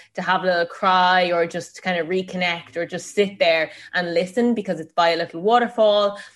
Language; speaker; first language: English; native; English